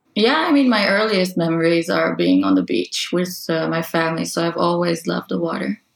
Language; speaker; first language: English; non-native, fluent; Hebrew